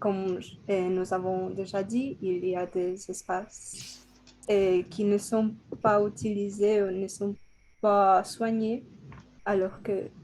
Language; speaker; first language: French; non-native, learner; Spanish